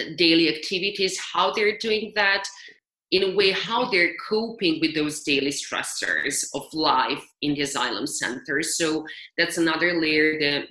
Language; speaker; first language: English; non-native, fluent; Serbian